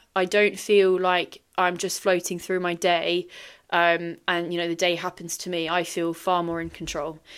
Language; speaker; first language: English; native; English